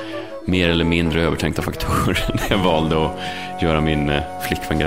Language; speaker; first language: Swedish; native; Swedish